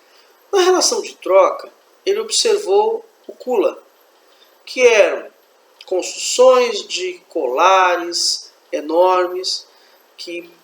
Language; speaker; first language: Portuguese; native; Portuguese